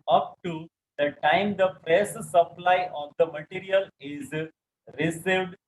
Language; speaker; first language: English; non-native, local second language; Gujarati